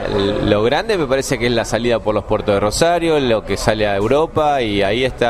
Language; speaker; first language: Spanish; native; Spanish